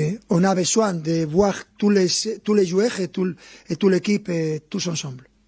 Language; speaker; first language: French; non-native, fluent; Spanish